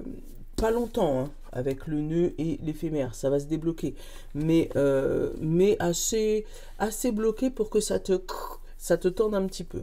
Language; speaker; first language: French; native; French